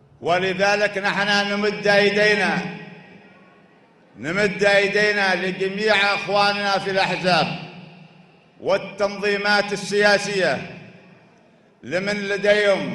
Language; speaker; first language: Arabic; native; Arabic